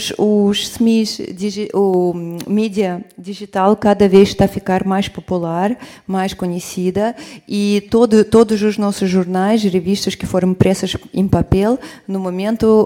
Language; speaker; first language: Portuguese; non-native, fluent; Russian